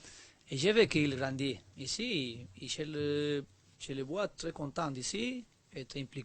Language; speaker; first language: French; non-native, learner; Spanish